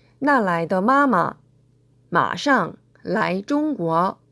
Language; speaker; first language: Chinese; non-native, fluent; Korean